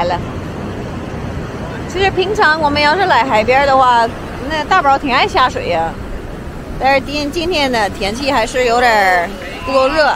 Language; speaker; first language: Chinese; native; Chinese